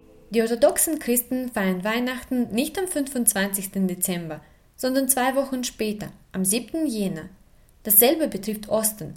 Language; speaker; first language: German; non-native, fluent; Russian